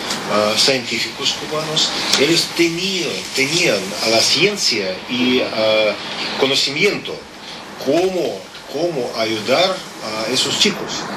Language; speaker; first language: Spanish; non-native, learner; Russian